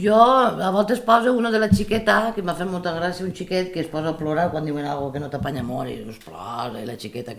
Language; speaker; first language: Catalan; native; Catalan